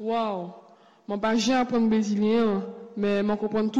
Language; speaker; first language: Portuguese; non-native, learner; French